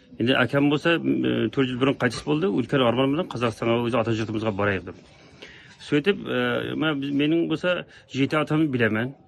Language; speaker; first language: Kazakh; early bilingual, heritage; Kazakh